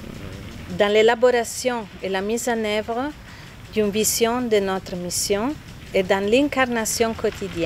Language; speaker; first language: French; non-native, fluent; Italian